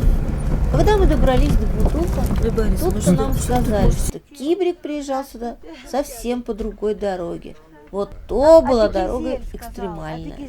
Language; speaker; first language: Russian; native; Russian